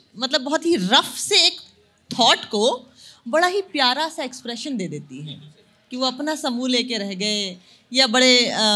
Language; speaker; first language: Hindi; native; Hindi